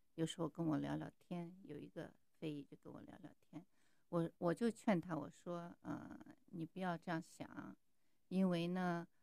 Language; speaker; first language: Chinese; native; Chinese